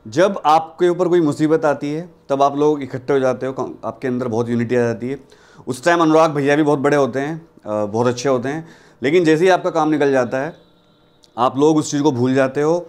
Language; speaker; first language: Hindi; native; Hindi